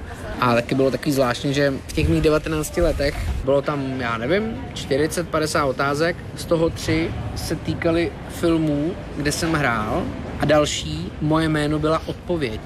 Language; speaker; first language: Czech; native; Czech